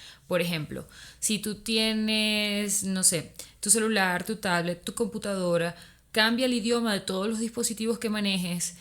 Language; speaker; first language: Spanish; native; Spanish